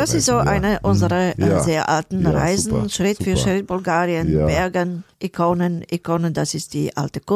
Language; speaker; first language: German; non-native, fluent; Bulgarian